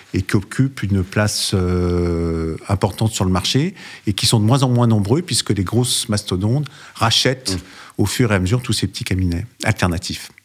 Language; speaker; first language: French; native; French